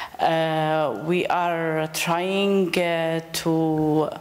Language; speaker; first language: English; non-native, learner; Arabic